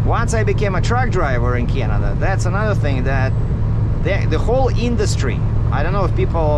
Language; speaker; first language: English; native; English